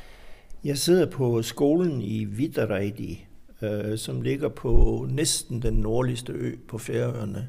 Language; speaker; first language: Danish; native; Danish